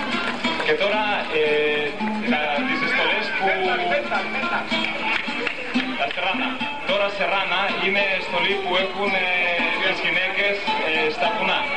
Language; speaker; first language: Greek; non-native, learner; Spanish